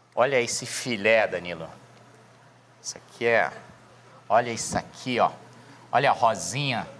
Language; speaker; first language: Portuguese; native; Portuguese